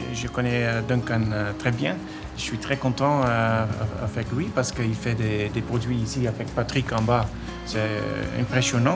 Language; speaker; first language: French; non-native, learner; Dutch